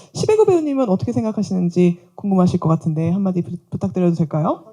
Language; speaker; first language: Korean; native; Korean